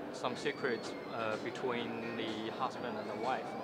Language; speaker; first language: English; non-native, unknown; Chinese